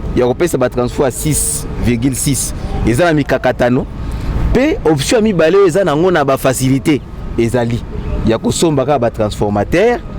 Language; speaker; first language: Lingala; non-native, local second language; Kongo